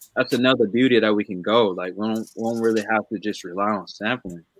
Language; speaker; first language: English; native; English